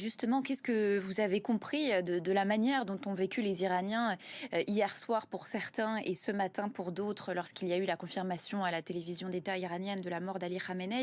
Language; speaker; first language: French; native; French